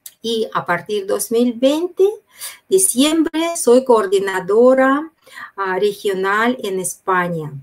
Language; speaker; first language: Spanish; non-native, fluent; Russian